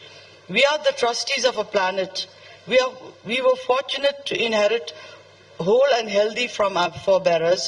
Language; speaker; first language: English; non-native, fluent; Nepali